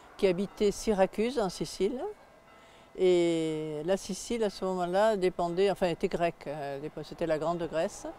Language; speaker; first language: French; native; French